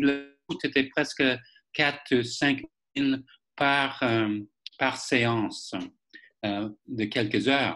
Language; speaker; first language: French; non-native, fluent; English